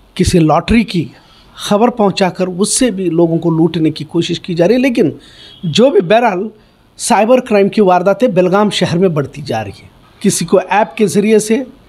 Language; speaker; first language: Hindi; non-native, local second language; Urdu